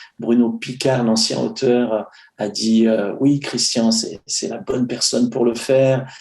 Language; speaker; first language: French; native; French